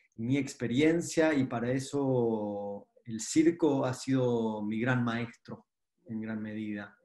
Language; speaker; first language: Spanish; native; Spanish